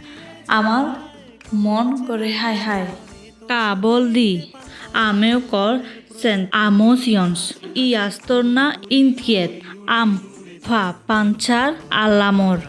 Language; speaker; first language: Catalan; non-native, learner; Bangla